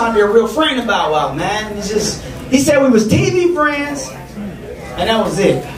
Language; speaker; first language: English; native; English